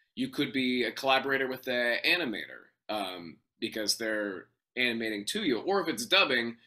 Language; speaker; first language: English; native; English